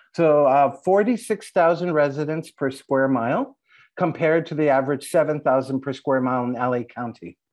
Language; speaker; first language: English; native; English